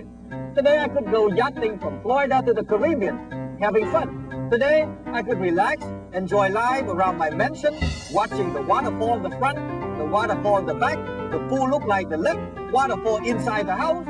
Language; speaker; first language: English; non-native, fluent; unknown